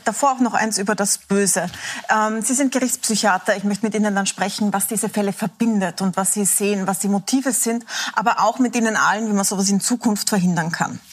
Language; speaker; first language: German; native; German